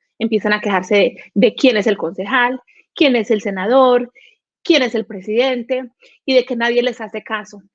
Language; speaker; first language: Spanish; native; Spanish